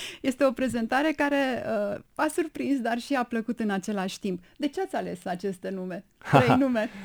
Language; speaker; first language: Romanian; native; Romanian